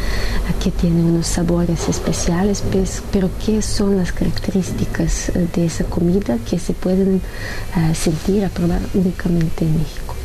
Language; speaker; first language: Spanish; non-native, fluent; Serbian